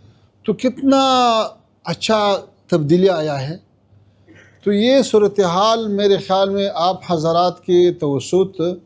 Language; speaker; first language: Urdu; non-native, fluent; Pashto